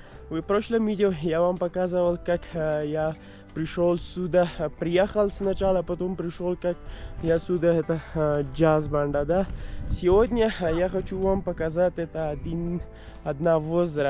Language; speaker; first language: Russian; non-native, learner; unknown